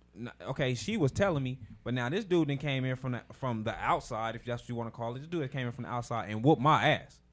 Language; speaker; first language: English; native; English